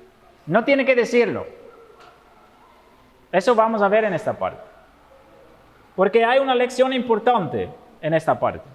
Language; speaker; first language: Spanish; non-native, fluent; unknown